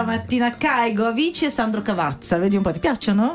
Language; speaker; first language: Italian; native; Italian